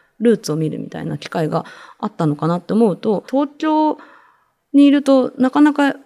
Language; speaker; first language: Japanese; native; Japanese